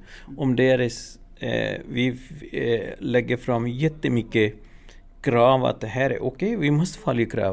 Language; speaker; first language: Swedish; non-native, learner; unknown